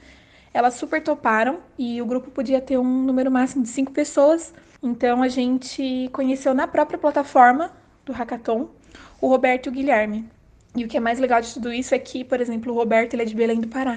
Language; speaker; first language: Portuguese; native; Portuguese